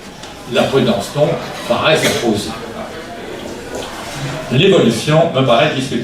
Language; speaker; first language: French; native; French